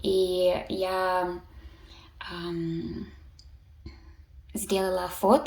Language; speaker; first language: Russian; early bilingual, heritage; Russian